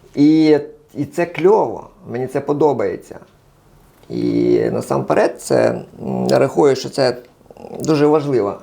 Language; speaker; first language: Ukrainian; non-native, local second language; Russian